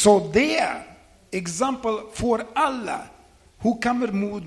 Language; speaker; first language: Swedish; non-native, learner; Ukrainian